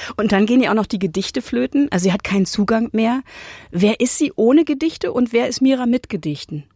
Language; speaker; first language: German; native; German